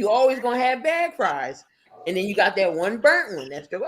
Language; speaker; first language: English; native; English